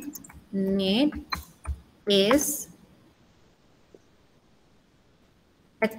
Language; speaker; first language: English; non-native, learner; Indonesian